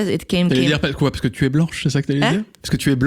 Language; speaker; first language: French; native; French